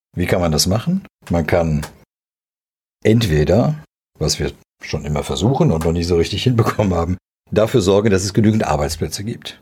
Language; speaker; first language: German; early bilingual, other home language; Serbian